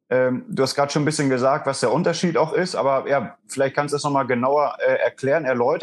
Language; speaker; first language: German; native; German